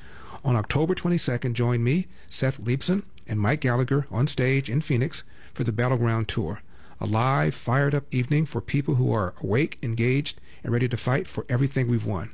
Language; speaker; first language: English; native; English